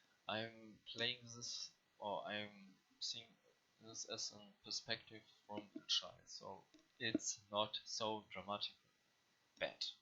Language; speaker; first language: English; non-native, learner; German